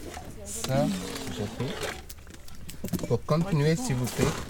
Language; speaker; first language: French; non-native, learner; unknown